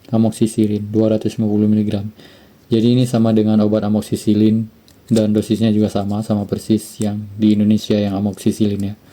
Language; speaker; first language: Indonesian; native; Indonesian